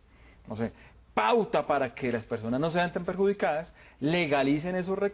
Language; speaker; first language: Spanish; native; Spanish